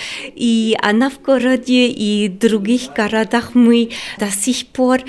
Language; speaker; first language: Russian; non-native, fluent; German